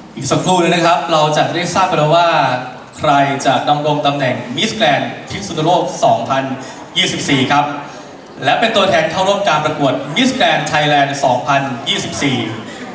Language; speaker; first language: Thai; native; Thai